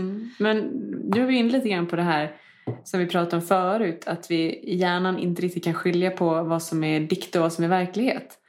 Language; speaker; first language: Swedish; native; Swedish